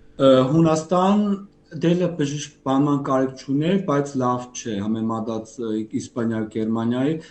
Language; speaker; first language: Armenian; early bilingual, heritage; Armenian